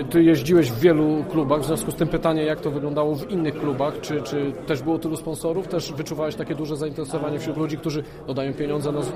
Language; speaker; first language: Polish; native; Polish